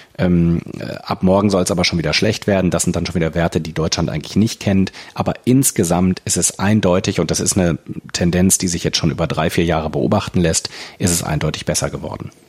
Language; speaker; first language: German; native; German